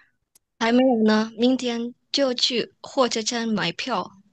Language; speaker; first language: Chinese; non-native, learner; Indonesian